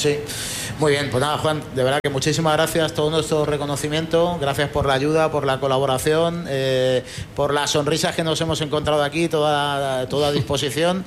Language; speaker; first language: Spanish; native; Spanish